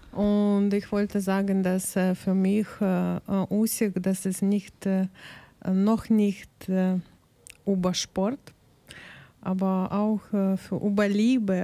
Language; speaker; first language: German; non-native, learner; Ukrainian